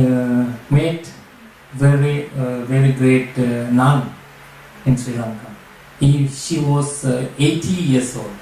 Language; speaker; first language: English; non-native, learner; Sinhala